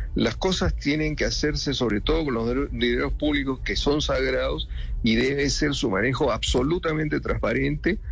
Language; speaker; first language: Spanish; native; Spanish